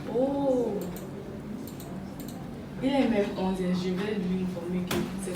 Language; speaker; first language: French; non-native, learner; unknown